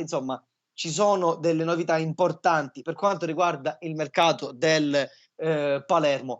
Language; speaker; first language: Italian; native; Italian